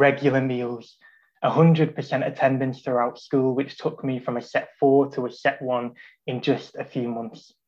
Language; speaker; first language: English; native; English